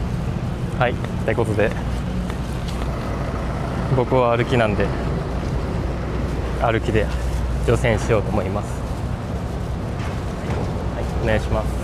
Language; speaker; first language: Japanese; native; Japanese